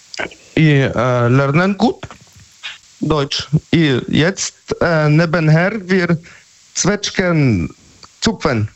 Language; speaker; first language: German; non-native, learner; Polish